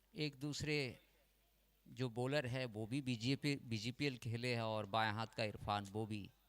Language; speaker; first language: Hindi; non-native, local second language; Bangla